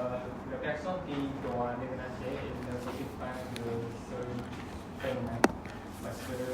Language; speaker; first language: French; non-native, learner; Khmer